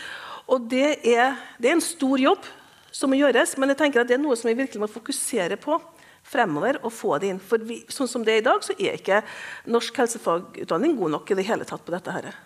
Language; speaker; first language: Norwegian; native; Norwegian